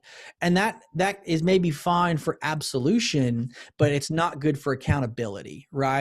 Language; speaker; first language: English; native; English